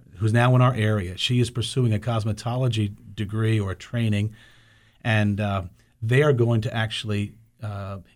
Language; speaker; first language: English; native; English